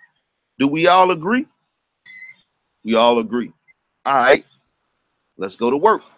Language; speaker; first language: English; native; English